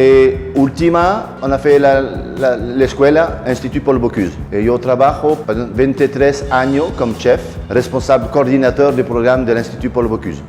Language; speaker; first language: Spanish; non-native, learner; French